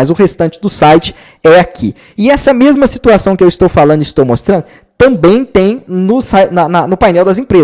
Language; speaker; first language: Portuguese; native; Portuguese